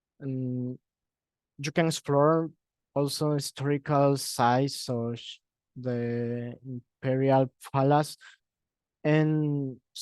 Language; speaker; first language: English; non-native, learner; Spanish